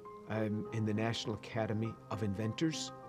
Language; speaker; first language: English; native; English